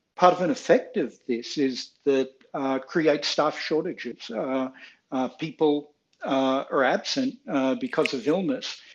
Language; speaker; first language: English; native; English